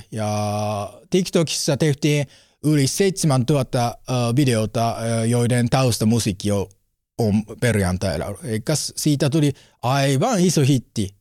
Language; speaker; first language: Finnish; non-native, learner; Japanese